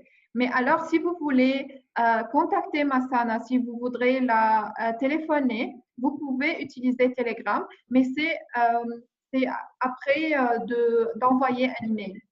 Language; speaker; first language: French; non-native, learner; English